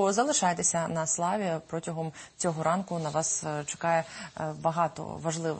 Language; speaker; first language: Ukrainian; native; Ukrainian